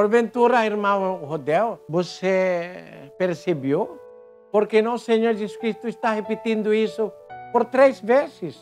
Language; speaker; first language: Portuguese; non-native, fluent; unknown